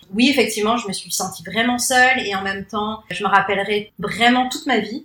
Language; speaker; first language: French; early bilingual, other home language; Cantonese